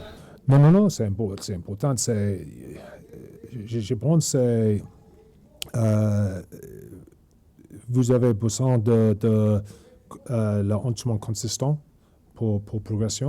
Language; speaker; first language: French; non-native, learner; English